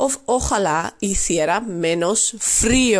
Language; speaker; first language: Spanish; non-native, fluent; Dutch